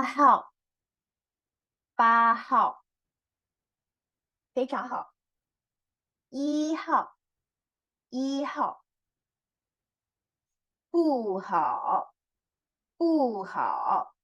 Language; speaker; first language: Chinese; non-native, fluent; Indonesian